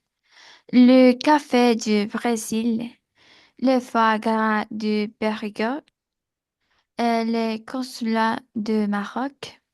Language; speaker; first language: French; non-native, learner; Spanish